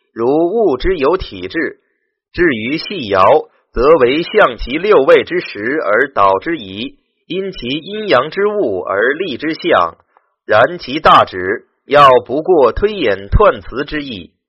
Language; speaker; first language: Chinese; native; Chinese